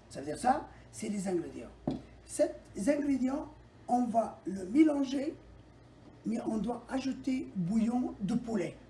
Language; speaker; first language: French; non-native, local second language; Arabic